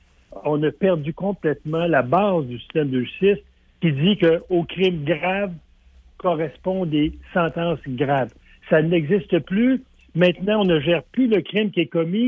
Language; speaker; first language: French; native; French